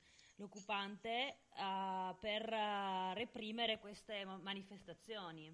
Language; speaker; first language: Italian; native; Italian